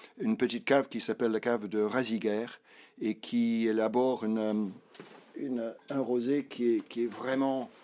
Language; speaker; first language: French; non-native, fluent; English